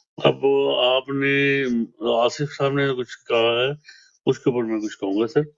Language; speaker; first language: Urdu; non-native, local second language; Punjabi